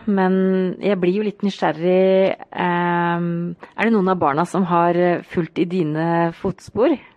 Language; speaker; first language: Norwegian; native; Norwegian